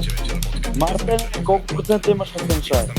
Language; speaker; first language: Bulgarian; native; Bulgarian